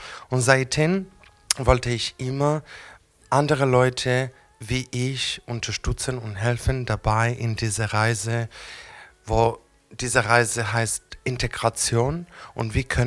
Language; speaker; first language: German; non-native, fluent; Greek